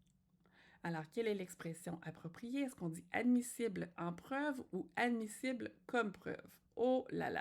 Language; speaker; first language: French; native; French